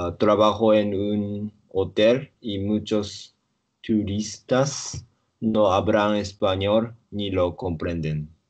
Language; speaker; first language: Spanish; non-native, learner; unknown